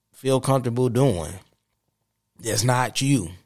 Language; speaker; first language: English; native; English